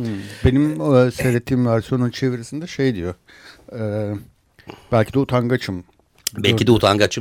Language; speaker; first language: Turkish; native; Turkish